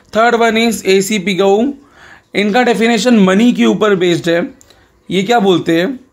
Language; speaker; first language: Hindi; non-native, local second language; Gujarati